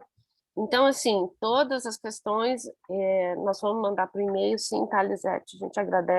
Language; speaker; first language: Portuguese; non-native, learner; Spanish